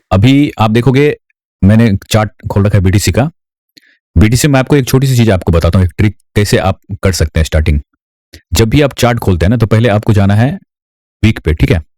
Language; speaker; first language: Hindi; native; Hindi